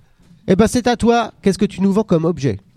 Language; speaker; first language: French; native; French